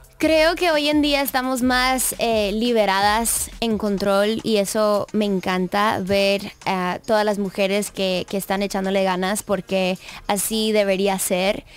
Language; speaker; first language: Spanish; early bilingual, heritage; English